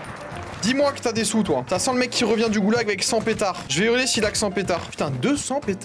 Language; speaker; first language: French; native; French